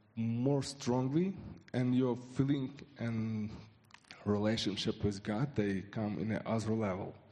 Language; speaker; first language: English; non-native, fluent; Ukrainian